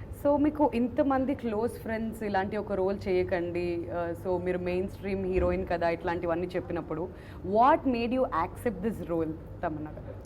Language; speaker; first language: Telugu; native; Telugu